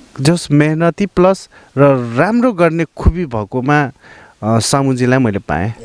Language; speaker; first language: Nepali; non-native, local second language; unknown